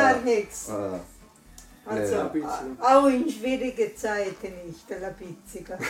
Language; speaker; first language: German; non-native, learner; Italian